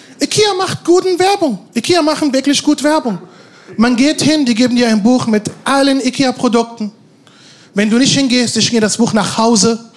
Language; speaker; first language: German; non-native, fluent; Arabic